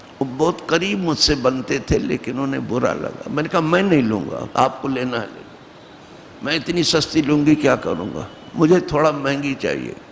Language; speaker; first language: Urdu; native; Urdu